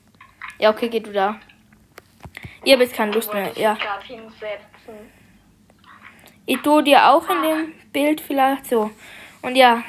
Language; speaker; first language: German; native; German